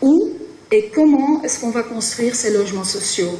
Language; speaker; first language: French; non-native, local second language; Dutch